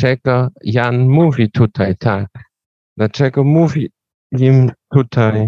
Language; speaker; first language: Polish; non-native, learner; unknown